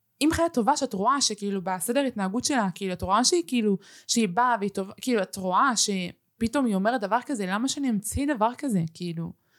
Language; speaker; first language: Hebrew; early bilingual, other home language; Spanish